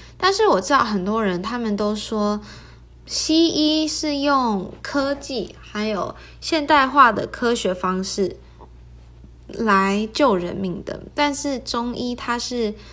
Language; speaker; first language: Chinese; early bilingual, heritage; Chinese